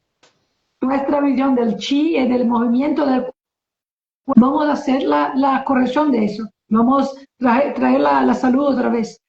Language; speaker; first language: Spanish; non-native, learner; Portuguese